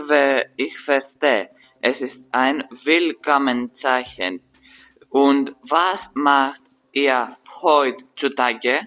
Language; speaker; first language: German; non-native, learner; Greek